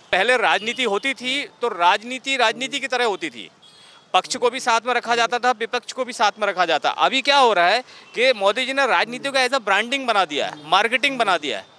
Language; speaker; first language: Hindi; native; Hindi